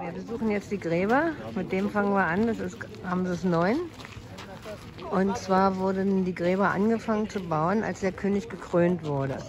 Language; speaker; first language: German; native; German